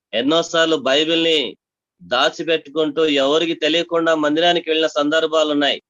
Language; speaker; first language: Telugu; non-native, local second language; Tamil